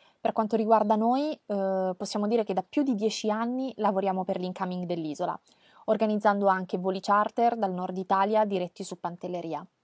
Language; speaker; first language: Italian; native; Italian